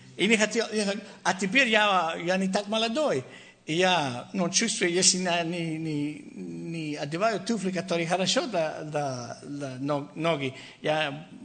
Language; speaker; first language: Russian; non-native, learner; Spanish